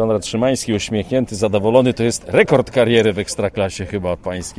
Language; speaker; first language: Polish; native; Polish